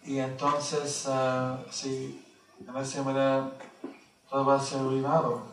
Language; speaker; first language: Spanish; non-native, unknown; English